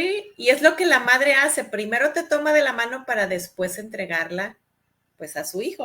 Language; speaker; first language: Spanish; native; Spanish